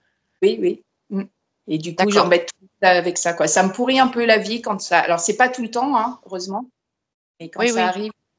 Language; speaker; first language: French; native; French